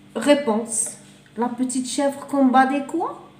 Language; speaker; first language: French; non-native, local second language; Arabic